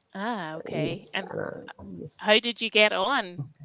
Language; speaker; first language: English; native; English